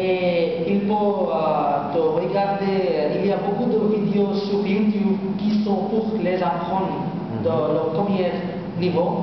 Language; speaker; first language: French; non-native, learner; Bangla